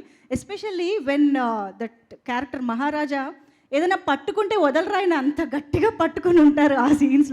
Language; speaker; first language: Telugu; native; Telugu